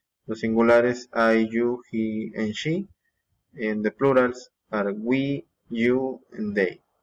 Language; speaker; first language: English; non-native, fluent; Spanish